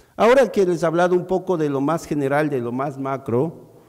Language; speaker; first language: Spanish; native; Spanish